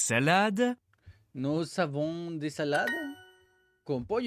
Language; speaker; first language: French; non-native, learner; Spanish